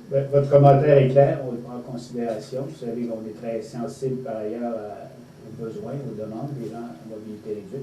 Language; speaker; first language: French; native; French